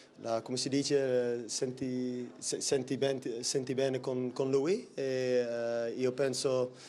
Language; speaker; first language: Italian; non-native, learner; Dutch